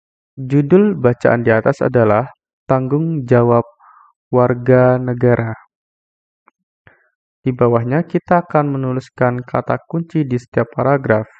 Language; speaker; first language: Indonesian; native; Indonesian